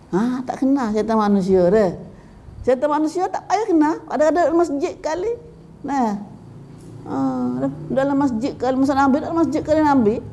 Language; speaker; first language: Malay; native; Malay